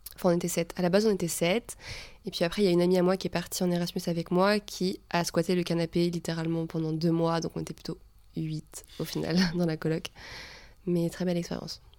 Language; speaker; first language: French; native; French